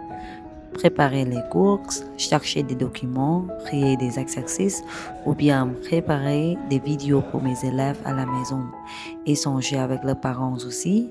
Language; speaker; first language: French; non-native, fluent; Vietnamese